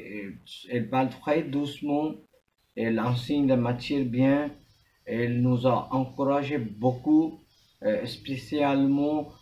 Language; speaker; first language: French; non-native, fluent; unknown